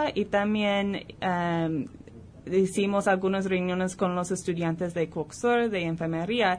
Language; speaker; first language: Spanish; early bilingual, heritage; Spanish